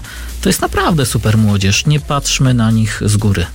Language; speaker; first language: Polish; native; Polish